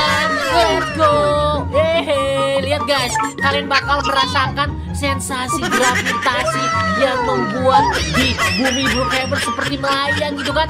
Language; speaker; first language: Indonesian; native; Indonesian